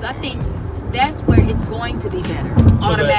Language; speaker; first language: English; native; English